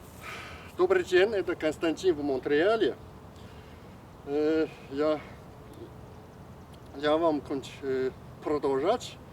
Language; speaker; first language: Russian; non-native, learner; Chinese